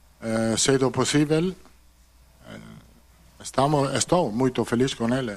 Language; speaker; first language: Portuguese; non-native, fluent; Italian